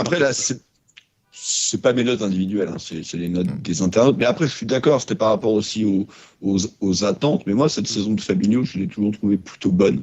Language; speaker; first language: French; native; French